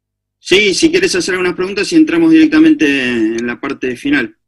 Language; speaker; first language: Spanish; native; Spanish